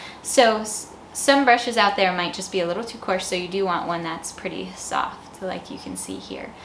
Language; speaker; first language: English; native; English